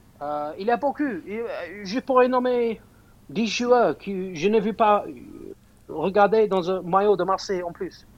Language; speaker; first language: French; non-native, fluent; English